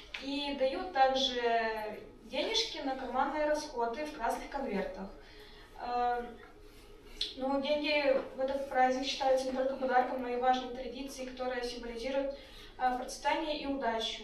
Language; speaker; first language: Russian; native; Russian